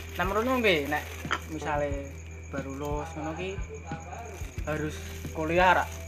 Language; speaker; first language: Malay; non-native, local second language; Javanese